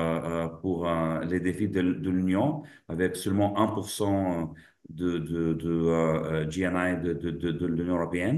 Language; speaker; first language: French; non-native, fluent; Lithuanian